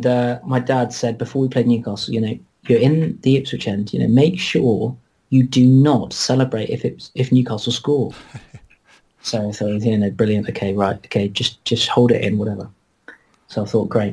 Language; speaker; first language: English; native; English